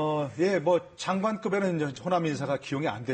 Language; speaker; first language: Korean; native; Korean